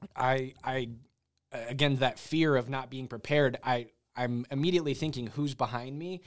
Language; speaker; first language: English; native; English